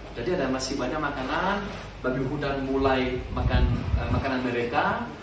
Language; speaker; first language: Indonesian; non-native, learner; French